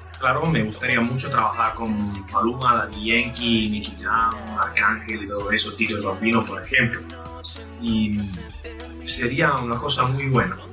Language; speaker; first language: Spanish; non-native, fluent; Italian